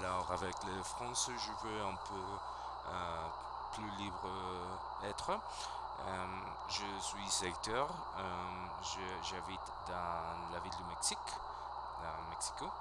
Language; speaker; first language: French; non-native, learner; Spanish